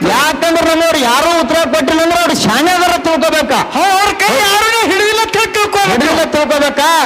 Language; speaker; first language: Kannada; native; Kannada